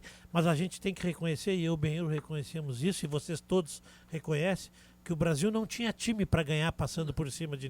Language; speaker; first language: Portuguese; native; Portuguese